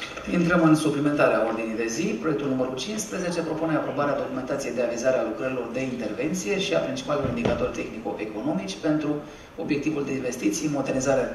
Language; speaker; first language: Romanian; native; Romanian